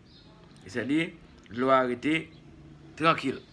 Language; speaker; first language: French; non-native, local second language; Haitian Creole